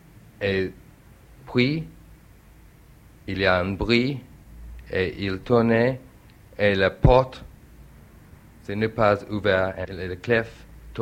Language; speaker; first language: French; non-native, learner; English